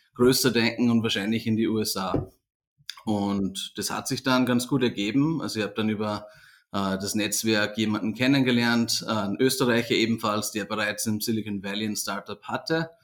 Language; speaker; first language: German; native; German